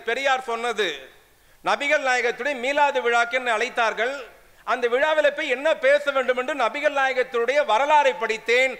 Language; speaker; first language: Tamil; non-native, local second language; Urdu